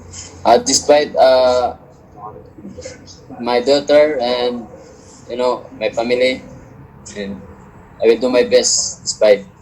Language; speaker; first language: English; non-native, learner; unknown